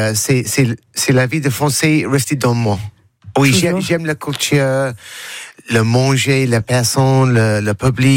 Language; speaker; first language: French; non-native, learner; English